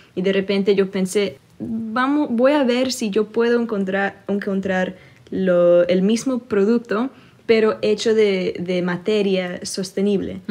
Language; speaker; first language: Spanish; early bilingual, heritage; Spanish